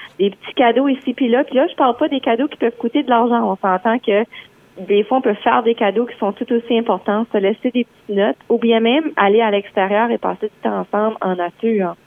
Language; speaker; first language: French; native; French